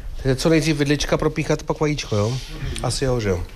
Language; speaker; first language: Czech; native; Czech